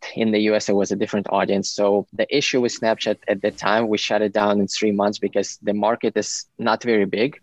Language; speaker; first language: English; non-native, fluent; Ukrainian